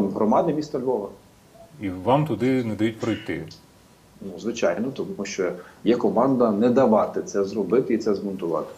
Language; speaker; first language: Ukrainian; native; Ukrainian